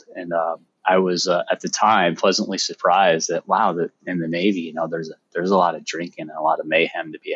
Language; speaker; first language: English; native; English